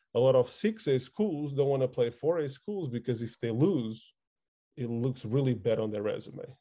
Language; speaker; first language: English; non-native, fluent; Portuguese